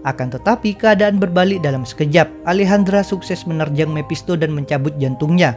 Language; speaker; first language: Indonesian; native; Indonesian